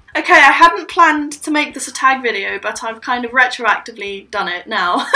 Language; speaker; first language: English; native; English